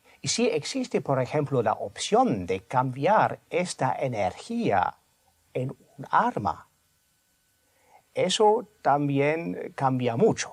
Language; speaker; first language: Spanish; non-native, fluent; German